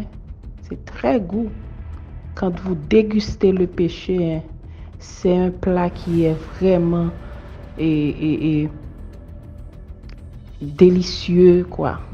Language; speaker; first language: French; non-native, local second language; Haitian Creole